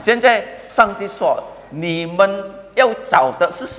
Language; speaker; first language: Chinese; early bilingual, heritage; Chinese